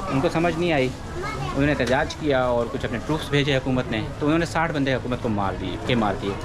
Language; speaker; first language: Urdu; native; Urdu